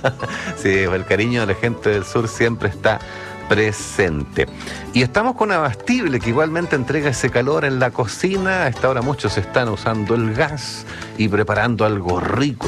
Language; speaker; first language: Spanish; native; Spanish